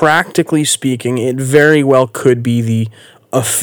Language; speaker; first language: English; native; English